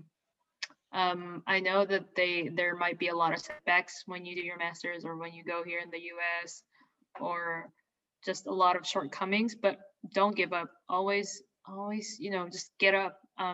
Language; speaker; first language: English; non-native, local second language; Filipino